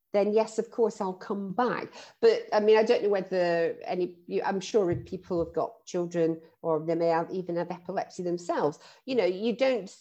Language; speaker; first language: English; native; English